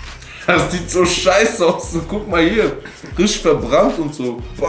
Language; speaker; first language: German; native; German